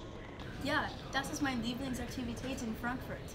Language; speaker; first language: German; non-native, learner; English